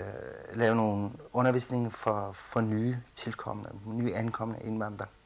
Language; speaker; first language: Danish; early bilingual, other home language; Kurdish